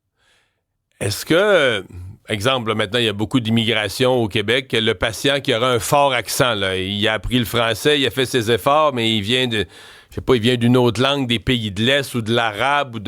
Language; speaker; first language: French; native; French